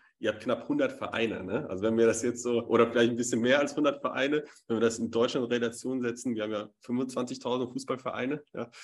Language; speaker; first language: German; native; German